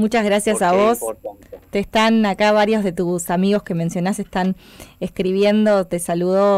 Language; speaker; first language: Spanish; native; Spanish